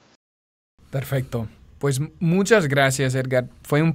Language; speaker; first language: Spanish; non-native, fluent; English